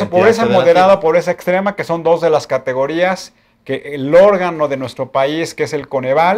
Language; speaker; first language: Spanish; native; Spanish